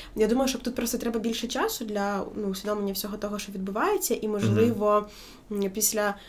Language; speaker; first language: Ukrainian; native; Ukrainian